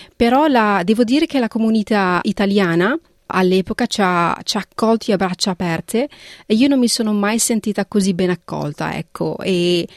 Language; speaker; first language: Italian; early bilingual, other home language; Punjabi